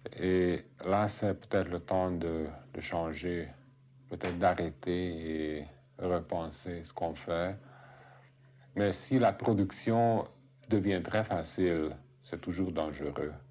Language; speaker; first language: French; non-native, fluent; Hungarian